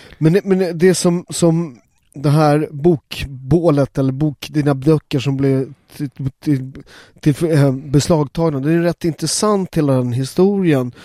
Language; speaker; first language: Swedish; native; Swedish